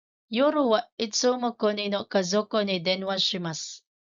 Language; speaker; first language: Japanese; non-native, fluent; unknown